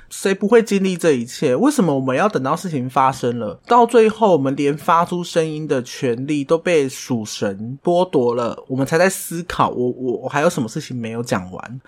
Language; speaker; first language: Chinese; non-native, local second language; Min Nan Chinese